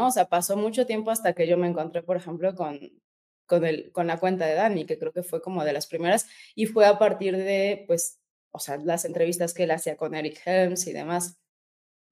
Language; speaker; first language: Spanish; native; Spanish